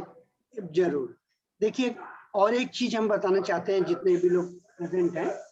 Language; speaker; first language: Hindi; native; Hindi